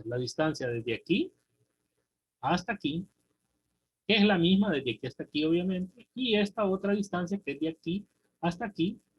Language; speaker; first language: Spanish; native; Spanish